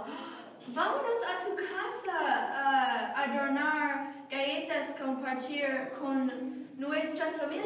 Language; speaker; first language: Spanish; non-native, learner; English